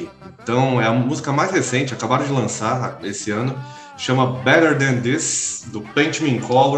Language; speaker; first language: Portuguese; native; Portuguese